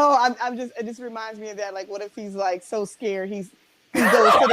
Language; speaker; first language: English; native; English